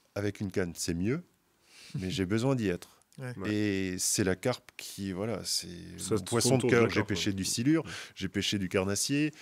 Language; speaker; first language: French; native; French